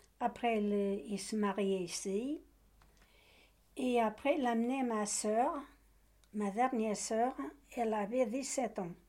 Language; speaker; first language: French; non-native, learner; Portuguese